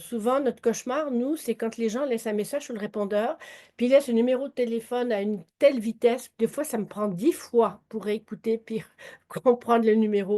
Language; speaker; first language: French; native; French